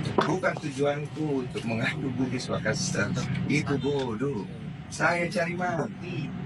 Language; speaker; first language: Indonesian; native; Indonesian